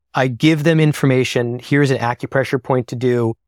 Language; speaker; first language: English; native; English